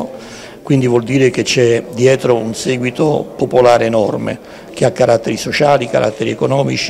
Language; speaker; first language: Italian; native; Italian